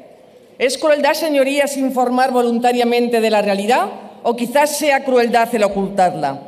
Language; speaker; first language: Spanish; native; Spanish